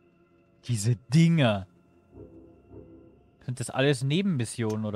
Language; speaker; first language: German; native; German